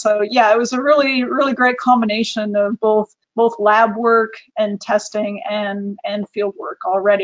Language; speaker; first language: English; native; English